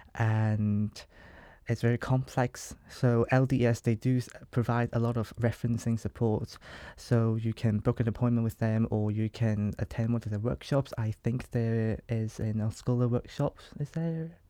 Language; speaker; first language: English; non-native, local second language; Cantonese